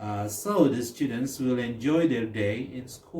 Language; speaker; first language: English; non-native, fluent; Indonesian